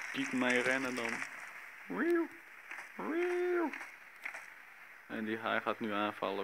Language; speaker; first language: Dutch; native; Dutch